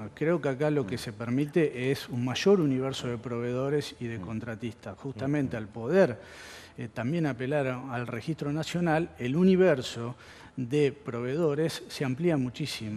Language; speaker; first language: Spanish; native; Spanish